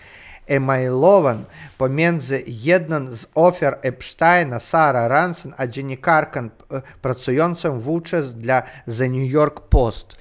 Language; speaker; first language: Polish; non-native, learner; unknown